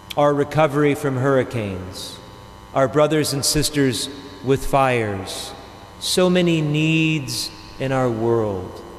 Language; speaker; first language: English; native; English